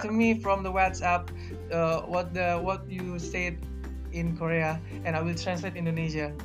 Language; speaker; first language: English; non-native, learner; Indonesian